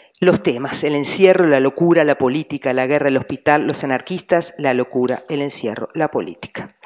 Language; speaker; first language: Spanish; native; Spanish